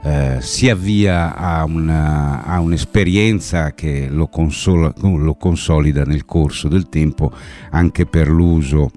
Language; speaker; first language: Italian; native; Italian